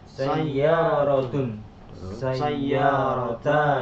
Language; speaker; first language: Arabic; non-native, learner; Indonesian